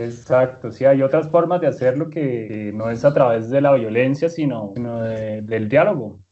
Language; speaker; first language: Spanish; native; Spanish